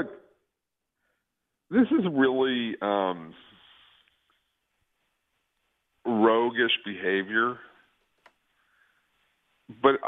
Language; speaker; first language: English; native; English